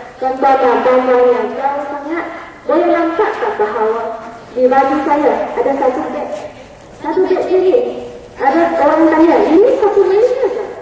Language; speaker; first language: Malay; non-native, local second language; Chinese